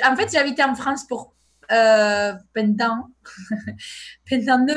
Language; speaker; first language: French; non-native, fluent; Spanish